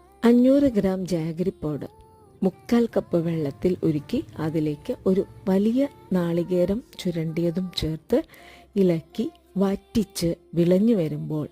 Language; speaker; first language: Malayalam; native; Malayalam